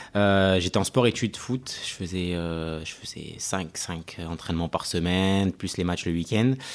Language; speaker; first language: French; early bilingual, other home language; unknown